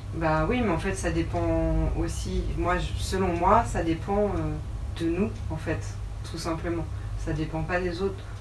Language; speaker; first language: French; native; French